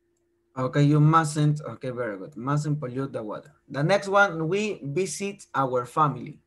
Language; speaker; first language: English; non-native, fluent; Spanish